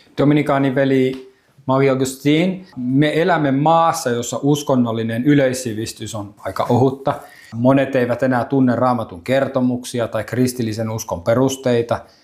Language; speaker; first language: Finnish; native; Finnish